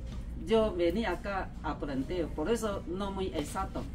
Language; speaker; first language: Spanish; non-native, learner; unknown